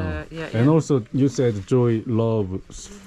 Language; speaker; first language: English; non-native, learner; Korean